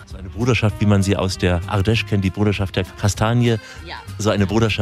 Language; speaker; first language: German; native; German